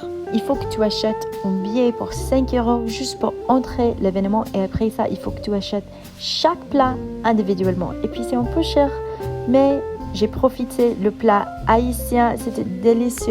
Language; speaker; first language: French; non-native, fluent; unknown